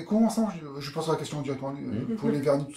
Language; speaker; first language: French; native; French